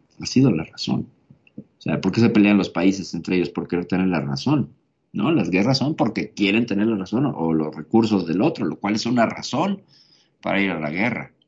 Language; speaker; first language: Spanish; native; Spanish